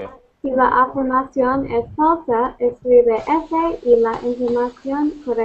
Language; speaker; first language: Spanish; non-native, learner; English